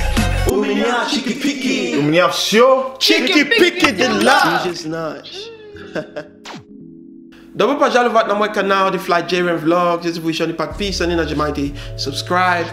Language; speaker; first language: Russian; non-native, learner; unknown